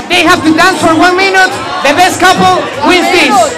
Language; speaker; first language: English; non-native, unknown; Spanish